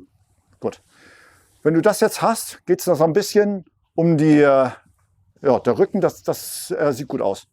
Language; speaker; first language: German; native; German